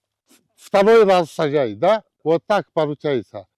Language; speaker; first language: Russian; non-native, learner; Chinese